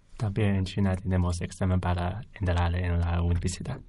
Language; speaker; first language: Spanish; non-native, learner; Chinese